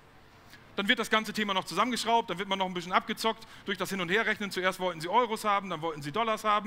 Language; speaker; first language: German; native; German